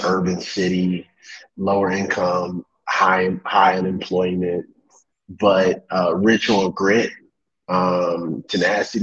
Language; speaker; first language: English; native; English